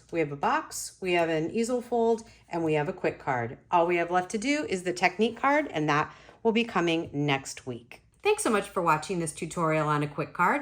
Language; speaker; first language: English; native; English